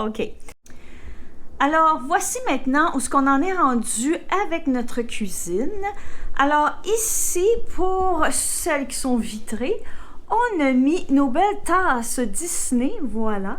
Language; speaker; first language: French; native; French